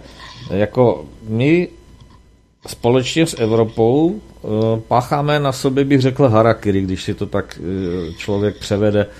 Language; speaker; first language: Czech; native; Czech